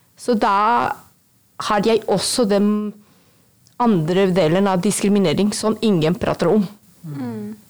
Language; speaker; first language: Norwegian; non-native, fluent; Spanish